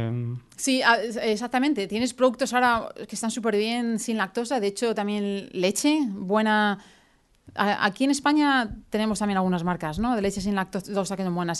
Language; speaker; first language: Spanish; native; Spanish